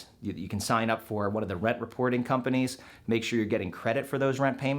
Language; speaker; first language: English; native; English